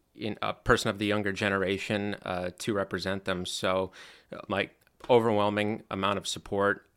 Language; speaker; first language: English; native; English